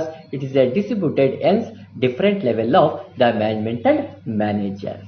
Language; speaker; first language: English; non-native, local second language; Kannada